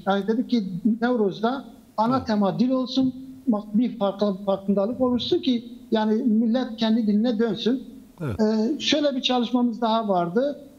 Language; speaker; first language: Turkish; non-native, local second language; Kurdish